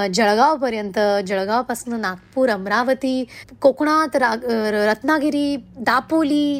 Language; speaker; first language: Marathi; non-native, local second language; Hindi